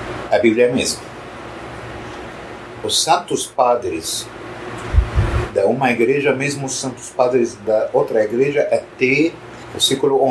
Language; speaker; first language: Portuguese; non-native, fluent; Arabic